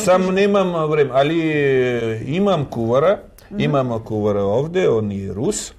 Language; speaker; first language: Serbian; non-native, learner; Russian